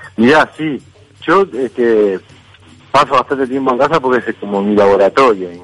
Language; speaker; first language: Spanish; native; Spanish